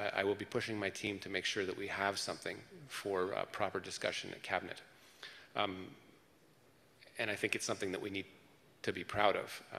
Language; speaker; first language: English; early bilingual, other home language; French